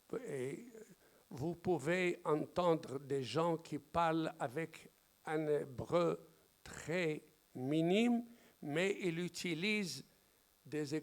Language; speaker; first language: French; non-native, fluent; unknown